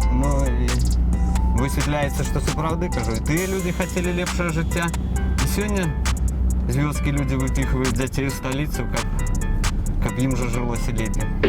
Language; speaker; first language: Belarusian; native; Belarusian